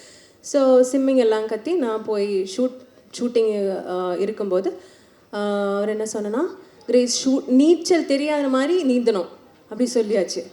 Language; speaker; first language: Tamil; non-native, learner; Malayalam